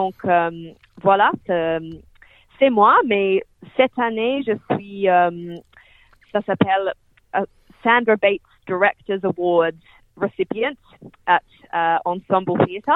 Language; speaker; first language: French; non-native, fluent; English